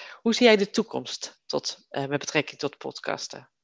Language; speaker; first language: Dutch; native; Dutch